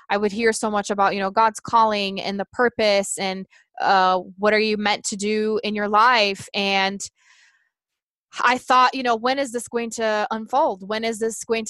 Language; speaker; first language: English; non-native, fluent; Portuguese